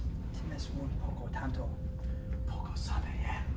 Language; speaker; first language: Spanish; non-native, learner; English